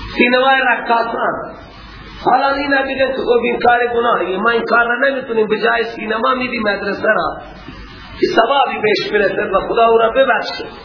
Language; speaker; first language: Persian; native; Persian